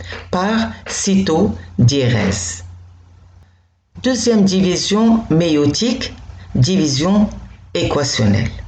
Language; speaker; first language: French; non-native, local second language; Arabic